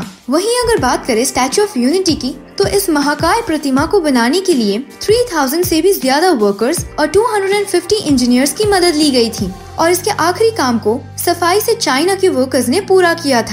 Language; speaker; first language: Hindi; native; Hindi